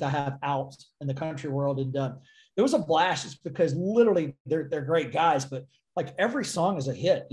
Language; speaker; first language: English; native; English